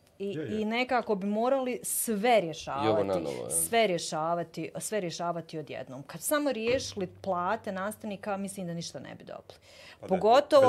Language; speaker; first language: Bosnian; native; Bosnian